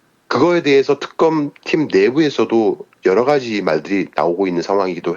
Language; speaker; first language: Korean; native; Korean